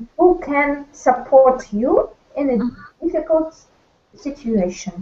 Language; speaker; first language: English; non-native, learner; Russian